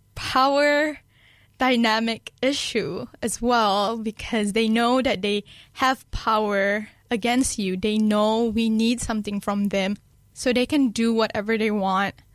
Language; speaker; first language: English; non-native, local second language; Malay